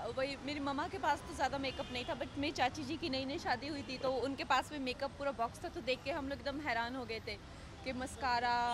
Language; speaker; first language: Hindi; native; Hindi